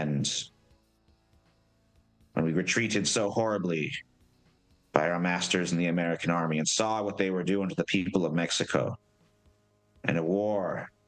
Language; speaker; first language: English; native; English